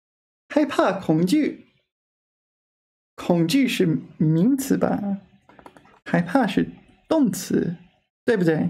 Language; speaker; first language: Chinese; non-native, fluent; English